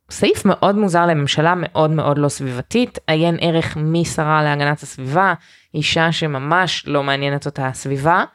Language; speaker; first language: Hebrew; early bilingual, heritage; Hebrew